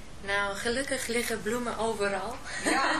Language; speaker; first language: Dutch; non-native, fluent; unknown